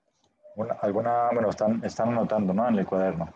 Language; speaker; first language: Spanish; native; Spanish